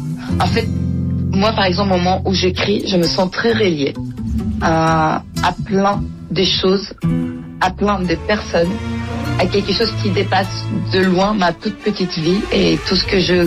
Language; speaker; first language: French; non-native, fluent; Greek